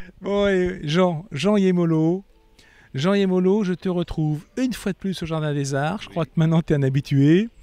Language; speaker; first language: French; native; French